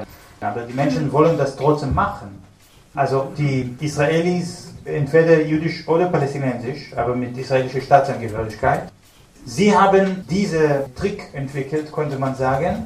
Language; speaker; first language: German; non-native, fluent; Hebrew